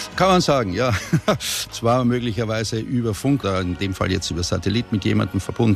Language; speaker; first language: German; native; German